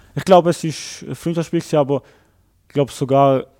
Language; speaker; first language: German; native; German